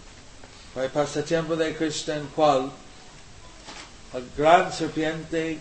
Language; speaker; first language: Spanish; non-native, learner; English